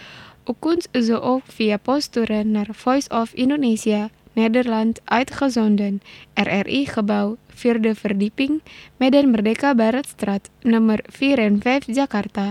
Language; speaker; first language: Dutch; non-native, learner; Indonesian